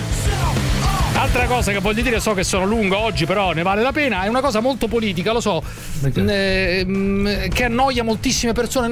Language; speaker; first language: Italian; native; Italian